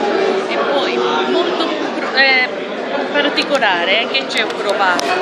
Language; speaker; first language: Italian; non-native, learner; Japanese